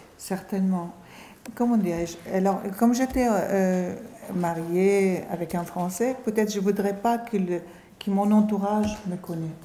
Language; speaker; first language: French; non-native, fluent; Arabic